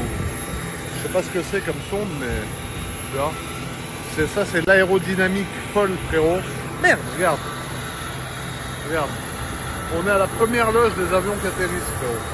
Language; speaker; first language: French; native; French